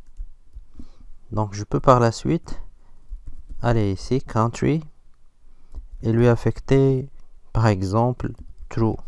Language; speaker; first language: French; non-native, local second language; Arabic